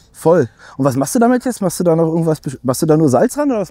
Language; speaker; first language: German; native; German